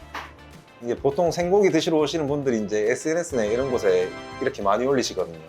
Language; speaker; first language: Korean; native; Korean